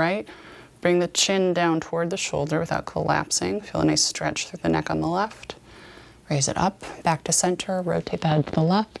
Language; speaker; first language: English; native; English